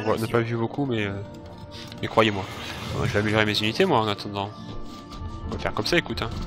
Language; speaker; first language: French; native; French